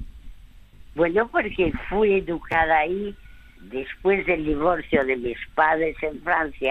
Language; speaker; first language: Spanish; early bilingual, other home language; French